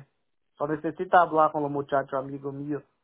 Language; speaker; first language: Spanish; non-native, learner; Portuguese